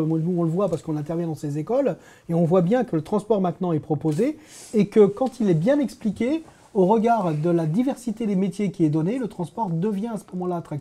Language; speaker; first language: French; native; French